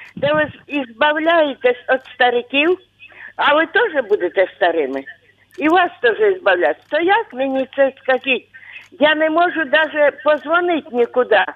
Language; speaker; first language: Ukrainian; native; Ukrainian